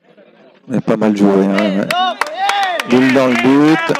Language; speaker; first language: French; native; French